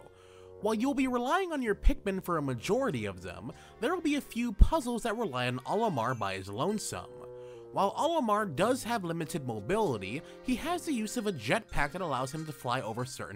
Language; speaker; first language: English; native; English